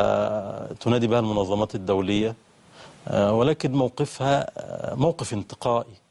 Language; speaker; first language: Arabic; native; Arabic